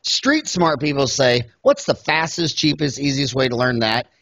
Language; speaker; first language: English; native; English